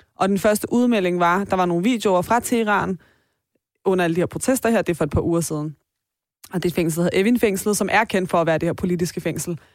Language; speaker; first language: Danish; early bilingual, other home language; Persian